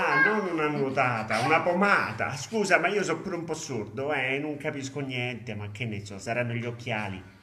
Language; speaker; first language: Italian; native; Italian